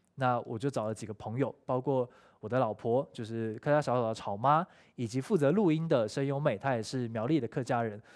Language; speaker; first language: Chinese; native; Chinese